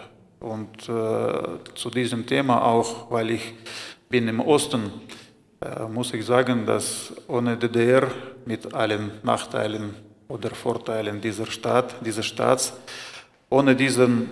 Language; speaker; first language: German; non-native, fluent; Russian